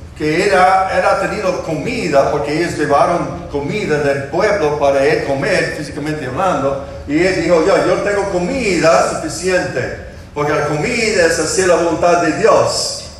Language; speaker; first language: Spanish; non-native, fluent; English